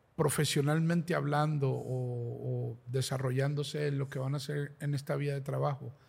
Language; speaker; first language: Spanish; native; Spanish